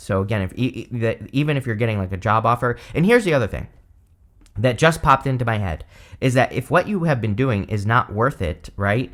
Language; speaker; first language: English; native; English